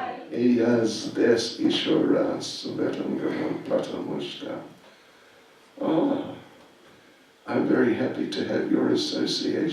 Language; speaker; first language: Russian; non-native, learner; English